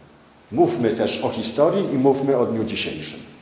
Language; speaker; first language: Polish; native; Polish